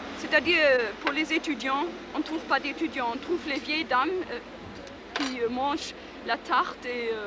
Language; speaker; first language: French; non-native, learner; German